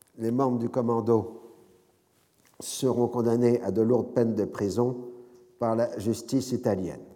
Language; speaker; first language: French; native; French